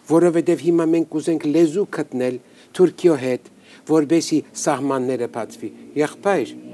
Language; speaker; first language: Armenian; early bilingual, heritage; Armenian